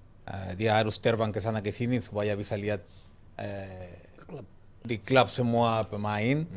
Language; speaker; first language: Indonesian; non-native, fluent; Spanish